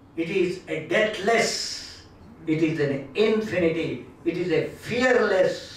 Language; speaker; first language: English; non-native, local second language; Marathi